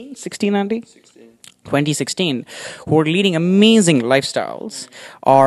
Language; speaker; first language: English; non-native, local second language; Tamil